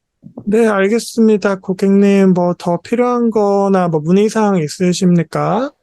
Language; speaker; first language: Korean; native; Korean